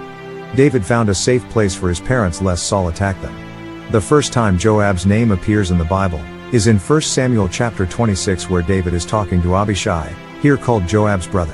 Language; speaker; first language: English; native; English